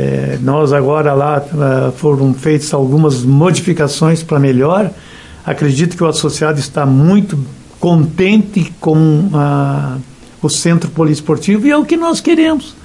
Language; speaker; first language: Portuguese; native; Portuguese